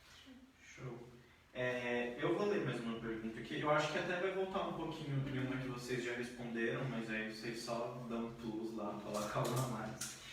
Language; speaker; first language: Portuguese; native; Portuguese